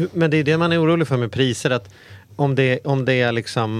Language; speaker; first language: Swedish; native; Swedish